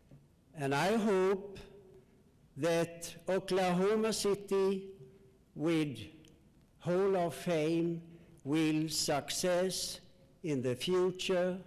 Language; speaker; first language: English; non-native, learner; Swedish